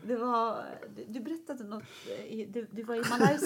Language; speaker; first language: Swedish; non-native, fluent; Persian